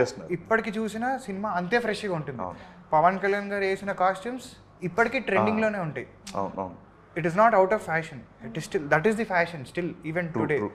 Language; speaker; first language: Telugu; native; Telugu